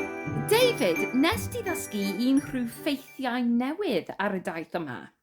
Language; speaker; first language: Welsh; non-native, fluent; English